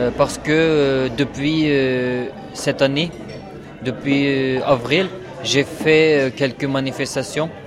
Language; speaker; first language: French; non-native, learner; Uyghur